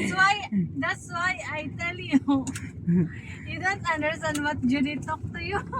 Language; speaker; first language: English; non-native, learner; Filipino